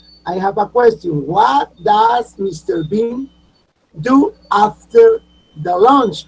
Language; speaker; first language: English; non-native, learner; Spanish